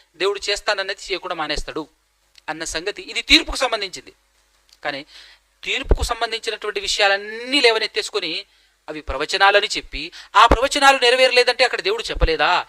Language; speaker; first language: Telugu; native; Telugu